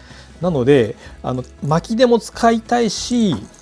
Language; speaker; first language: Japanese; native; Japanese